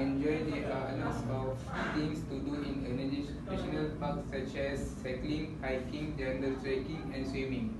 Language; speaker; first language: English; non-native, learner; Malay